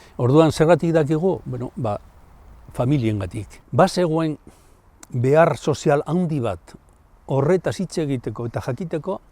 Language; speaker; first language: Basque; non-native, local second language; Spanish